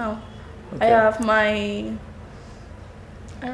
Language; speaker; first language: English; non-native, learner; Spanish